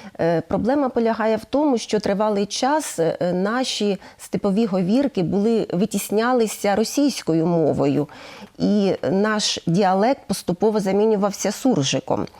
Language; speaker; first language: Ukrainian; native; Ukrainian